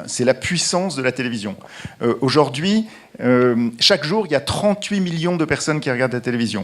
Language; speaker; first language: French; native; French